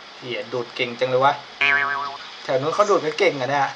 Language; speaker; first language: Thai; native; Thai